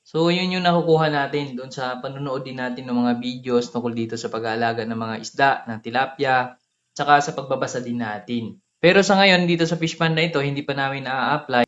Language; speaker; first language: Filipino; non-native, local second language; Cebuano